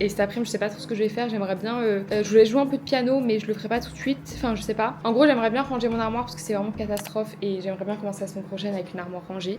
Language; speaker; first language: French; native; French